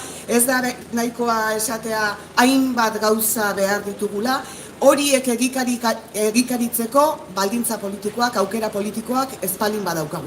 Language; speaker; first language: Basque; native; Basque